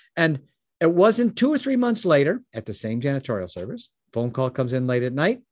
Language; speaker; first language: English; native; English